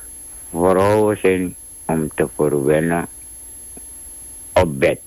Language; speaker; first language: Dutch; non-native, local second language; Sranan Tongo